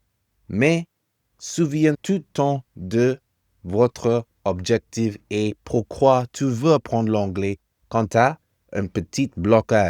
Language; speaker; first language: French; non-native, fluent; English